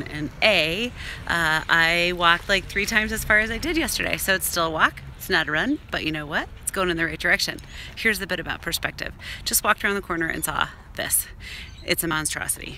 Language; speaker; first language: English; native; English